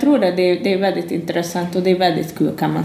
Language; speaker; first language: Swedish; non-native, fluent; Hungarian